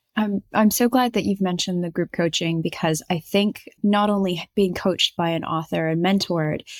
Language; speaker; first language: English; native; English